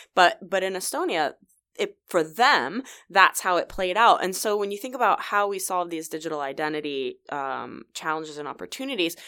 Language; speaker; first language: English; native; English